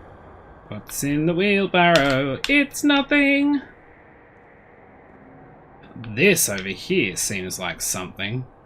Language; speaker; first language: English; native; English